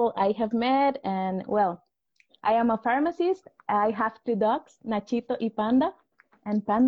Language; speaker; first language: English; non-native, learner; Spanish